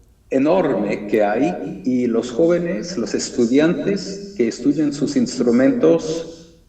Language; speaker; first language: Spanish; early bilingual, heritage; German